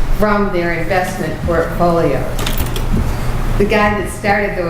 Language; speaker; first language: English; native; English